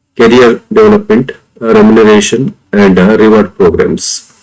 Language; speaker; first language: English; non-native, local second language; Kannada